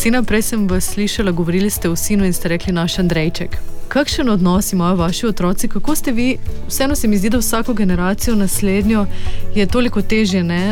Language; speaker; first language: Slovenian; native; Slovenian